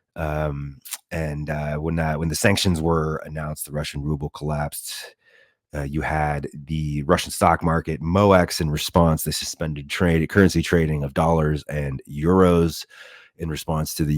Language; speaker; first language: English; native; English